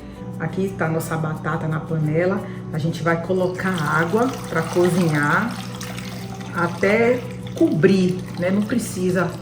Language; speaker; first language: Portuguese; native; Portuguese